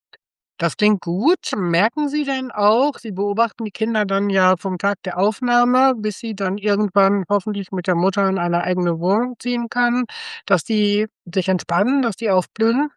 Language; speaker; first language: German; native; German